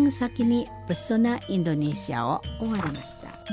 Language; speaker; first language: Japanese; non-native, learner; Indonesian